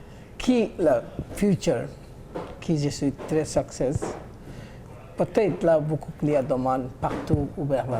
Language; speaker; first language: French; non-native, learner; Bangla